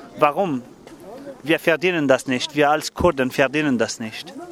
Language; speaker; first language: German; non-native, learner; Kurdish